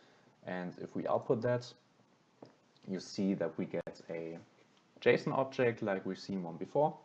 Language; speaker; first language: English; non-native, fluent; German